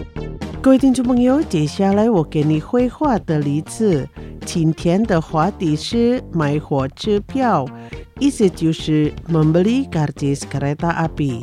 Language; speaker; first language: Chinese; early bilingual, heritage; Chinese